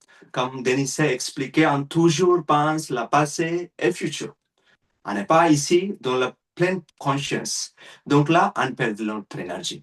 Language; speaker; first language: French; non-native, learner; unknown